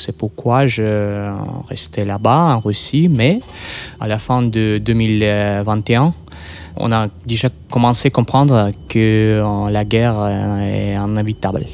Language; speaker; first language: French; non-native, fluent; Russian